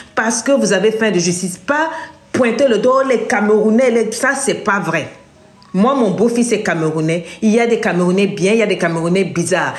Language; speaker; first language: French; non-native, local second language; Lingala